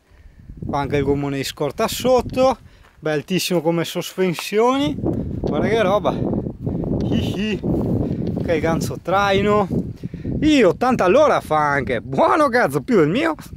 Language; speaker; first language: Italian; native; Italian